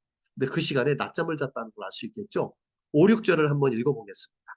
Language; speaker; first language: Korean; native; Korean